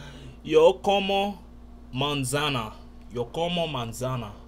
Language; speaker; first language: Spanish; non-native, learner; English